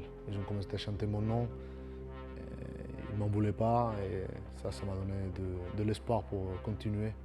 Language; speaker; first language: French; non-native, fluent; Spanish